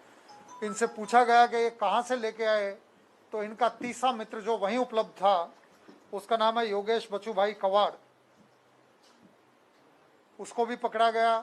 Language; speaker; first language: Hindi; non-native, local second language; Gujarati